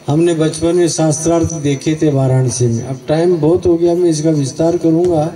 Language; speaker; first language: Hindi; non-native, local second language; Gujarati